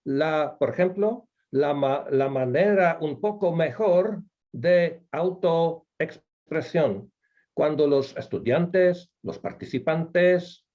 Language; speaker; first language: Spanish; non-native, fluent; Polish